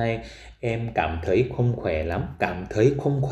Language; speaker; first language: Vietnamese; non-native, fluent; Korean